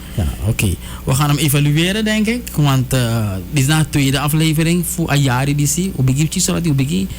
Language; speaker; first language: Dutch; native; Dutch